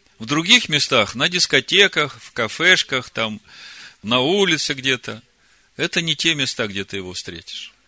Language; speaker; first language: Russian; native; Russian